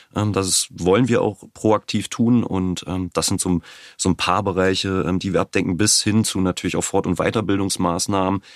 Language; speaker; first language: German; native; German